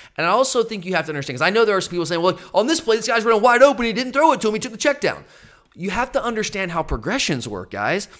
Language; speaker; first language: English; native; English